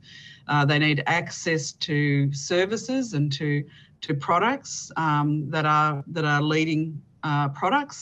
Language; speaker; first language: English; native; English